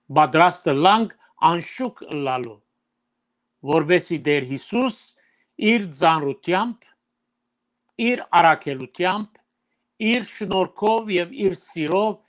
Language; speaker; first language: Armenian; early bilingual, heritage; Armenian